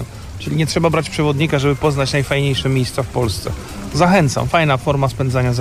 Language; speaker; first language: Polish; native; Polish